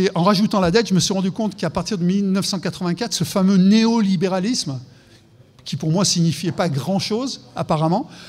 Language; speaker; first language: French; native; French